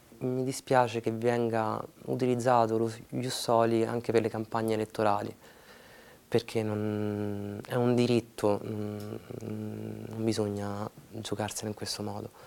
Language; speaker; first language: Italian; early bilingual, other home language; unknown